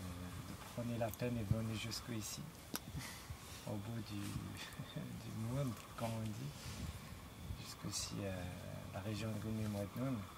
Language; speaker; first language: French; non-native, local second language; Arabic